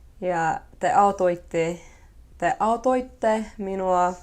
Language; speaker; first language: Finnish; non-native, fluent; English